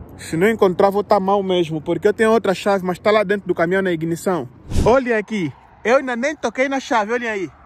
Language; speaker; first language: Portuguese; native; Portuguese